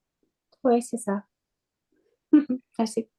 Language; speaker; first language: French; non-native, fluent; Hungarian